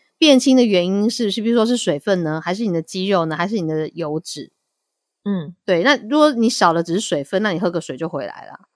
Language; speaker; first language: Chinese; native; Chinese